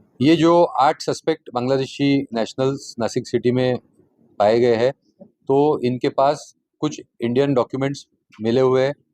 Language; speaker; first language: Hindi; non-native, local second language; Marathi